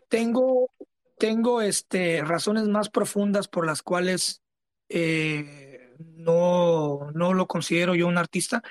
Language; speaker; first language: Spanish; early bilingual, heritage; Spanish